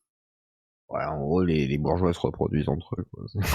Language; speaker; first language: French; native; French